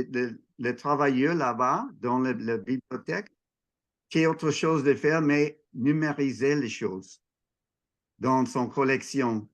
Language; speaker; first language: French; non-native, learner; English